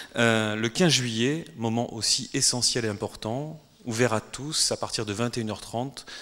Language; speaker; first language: French; native; French